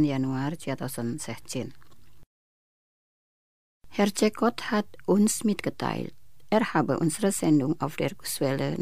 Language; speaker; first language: German; non-native, fluent; Indonesian